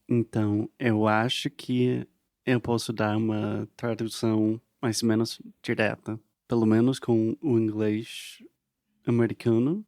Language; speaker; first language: Portuguese; non-native, fluent; English